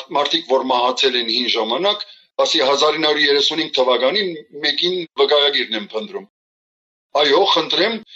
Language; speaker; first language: Armenian; early bilingual, heritage; Armenian